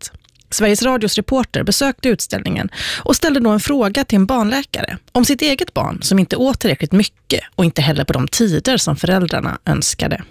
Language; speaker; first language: Swedish; native; Swedish